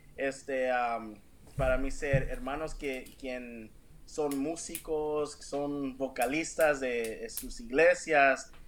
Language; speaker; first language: Spanish; early bilingual, heritage; Spanish